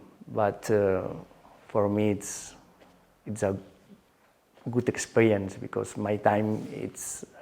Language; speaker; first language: English; non-native, learner; Spanish